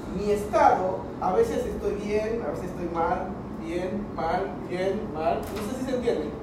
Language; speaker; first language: Spanish; early bilingual, other home language; Chinese